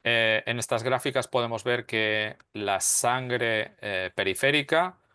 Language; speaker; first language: Spanish; native; Spanish